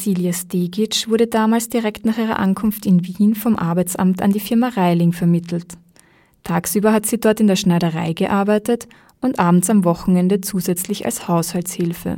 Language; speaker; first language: German; native; German